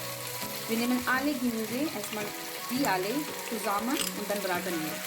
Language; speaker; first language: German; non-native, learner; Urdu